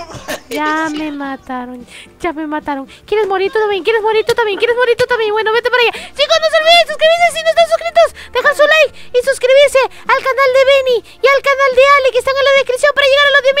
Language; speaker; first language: Spanish; native; Spanish